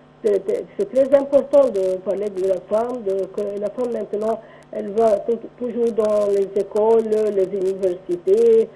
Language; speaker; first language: French; non-native, local second language; Arabic